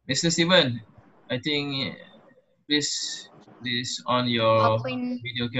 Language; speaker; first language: English; non-native, local second language; Malay